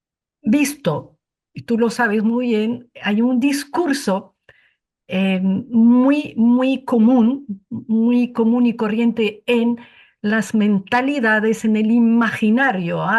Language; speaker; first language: Spanish; non-native, fluent; Arabic